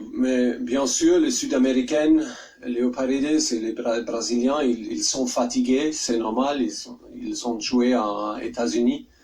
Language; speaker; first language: French; non-native, learner; German